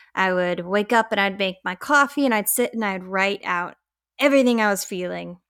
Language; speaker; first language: English; native; English